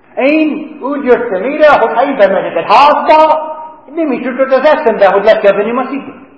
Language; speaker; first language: Hungarian; non-native, learner; English